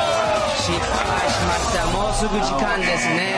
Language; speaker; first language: Japanese; non-native, learner; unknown